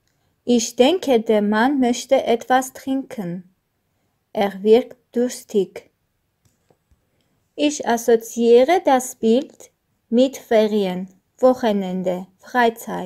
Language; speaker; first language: German; non-native, fluent; Armenian